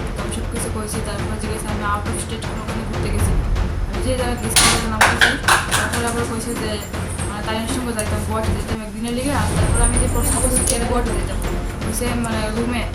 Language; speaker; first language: Bangla; native; Bangla